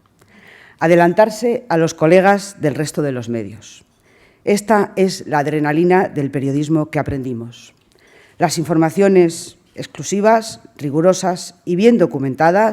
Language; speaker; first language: Spanish; native; Spanish